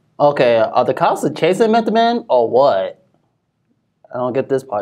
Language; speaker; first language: English; native; English